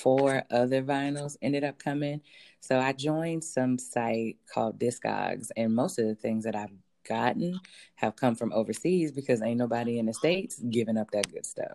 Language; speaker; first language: English; native; English